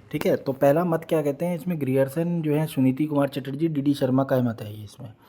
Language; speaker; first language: Hindi; native; Hindi